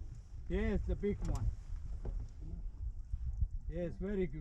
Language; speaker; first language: English; non-native, learner; Finnish